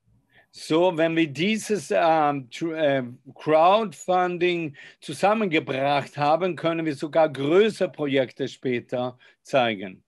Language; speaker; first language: German; non-native, fluent; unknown